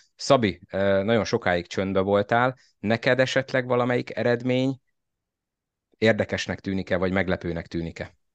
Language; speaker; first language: Hungarian; native; Hungarian